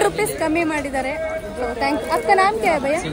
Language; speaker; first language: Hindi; non-native, local second language; Kannada